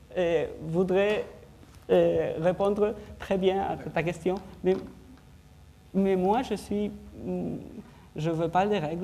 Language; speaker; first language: French; non-native, fluent; Spanish